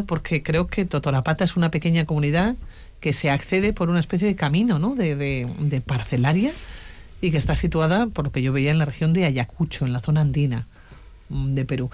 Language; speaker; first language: Spanish; native; Spanish